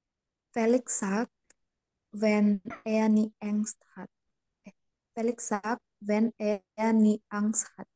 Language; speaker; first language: German; non-native, learner; Indonesian